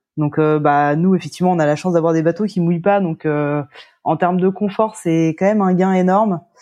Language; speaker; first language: French; native; French